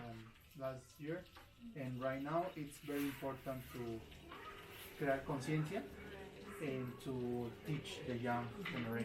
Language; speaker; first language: English; non-native, learner; Spanish